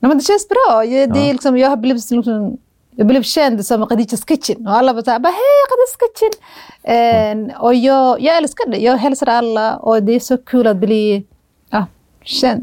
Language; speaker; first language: Swedish; non-native, fluent; Somali